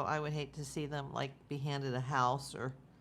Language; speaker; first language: English; native; English